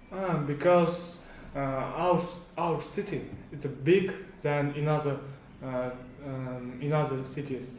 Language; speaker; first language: English; non-native, learner; Kazakh